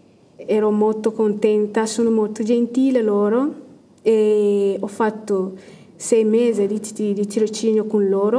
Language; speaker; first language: Italian; non-native, learner; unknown